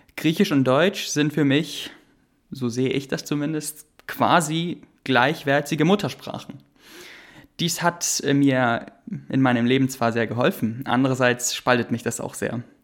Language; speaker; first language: German; native; German